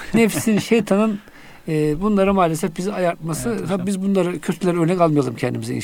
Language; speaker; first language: Turkish; native; Turkish